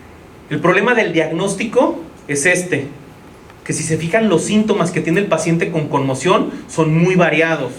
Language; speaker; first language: Spanish; native; Spanish